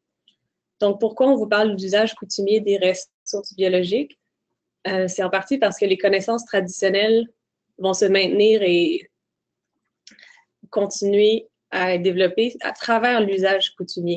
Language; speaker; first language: French; native; French